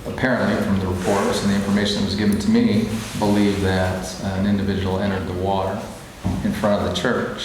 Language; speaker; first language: English; native; English